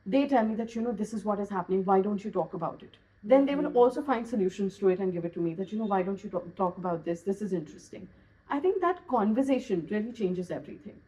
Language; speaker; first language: English; non-native, local second language; Hindi